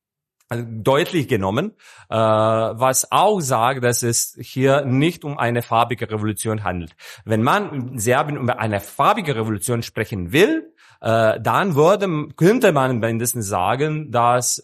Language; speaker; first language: German; non-native, fluent; Serbian